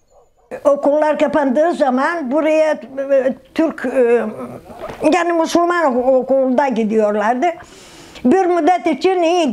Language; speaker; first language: Turkish; non-native, local second language; Greek